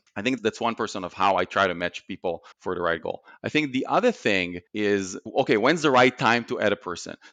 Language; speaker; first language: English; non-native, fluent; Hebrew